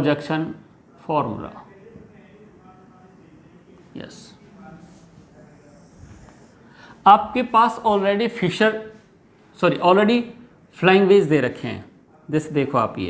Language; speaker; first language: Hindi; native; Hindi